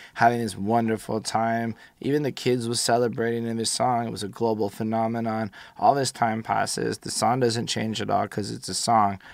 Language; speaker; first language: English; native; English